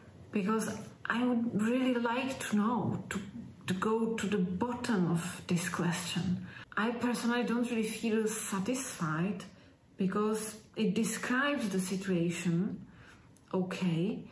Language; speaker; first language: English; non-native, fluent; Czech